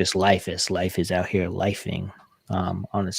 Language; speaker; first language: English; native; English